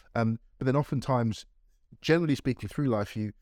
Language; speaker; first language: English; native; English